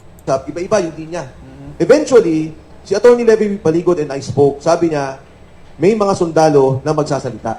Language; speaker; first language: Filipino; native; Filipino